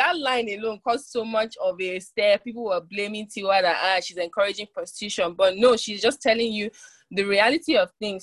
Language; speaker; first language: English; non-native, local second language; Igbo